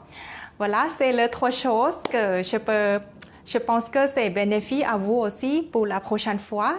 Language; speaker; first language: French; non-native, learner; Thai